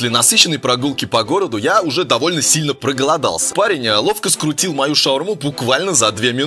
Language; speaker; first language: Russian; native; Russian